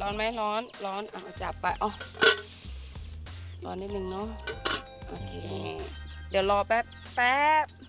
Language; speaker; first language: Thai; native; Thai